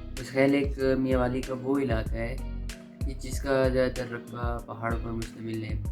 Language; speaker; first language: Urdu; non-native, local second language; Saraiki